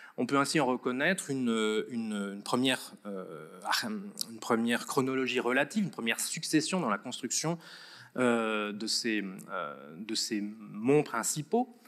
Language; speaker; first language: French; native; French